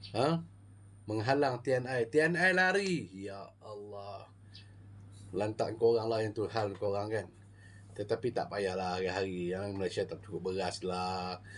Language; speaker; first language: Malay; native; Malay